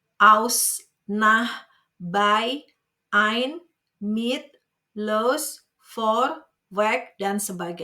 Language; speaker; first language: German; non-native, fluent; Indonesian